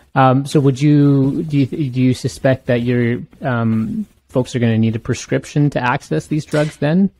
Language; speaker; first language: English; native; English